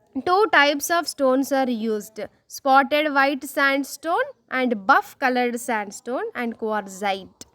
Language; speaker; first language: English; non-native, local second language; Telugu